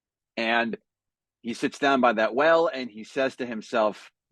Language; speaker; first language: English; native; English